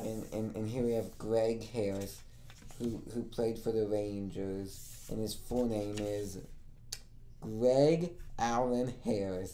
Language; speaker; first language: English; native; English